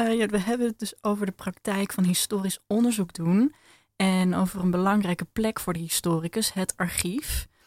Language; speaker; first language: Dutch; native; Dutch